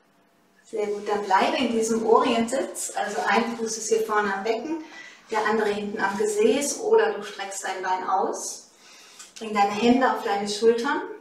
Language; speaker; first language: German; native; German